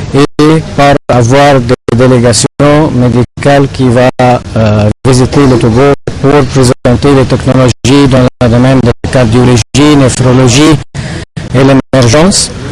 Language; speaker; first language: French; non-native, fluent; Arabic